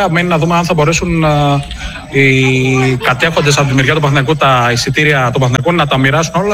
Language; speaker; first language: Greek; native; Greek